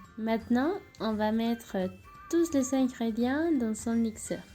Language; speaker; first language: French; non-native, fluent; Spanish